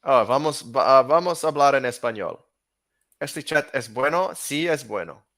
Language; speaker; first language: Spanish; non-native, learner; English